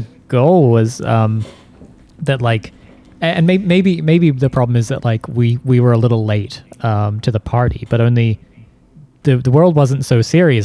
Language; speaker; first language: English; native; English